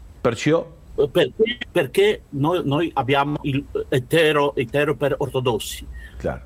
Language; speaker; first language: Italian; non-native, learner; Russian